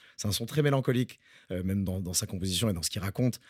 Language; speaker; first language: French; early bilingual, other home language; Spanish